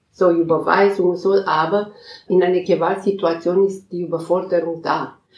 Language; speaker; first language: German; non-native, fluent; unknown